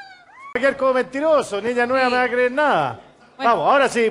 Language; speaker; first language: Spanish; native; Spanish